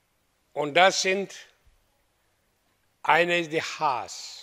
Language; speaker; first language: German; non-native, learner; Hindi